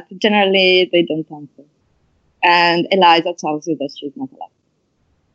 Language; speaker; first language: English; non-native, fluent; Italian